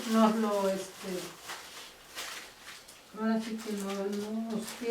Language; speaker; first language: Spanish; native; Spanish